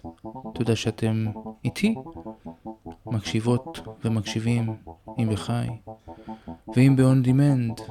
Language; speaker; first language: Hebrew; native; Hebrew